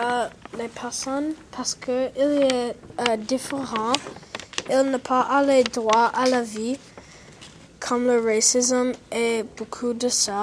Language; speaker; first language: French; non-native, learner; English